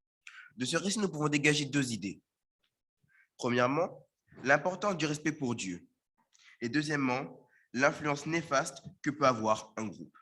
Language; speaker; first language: French; native; French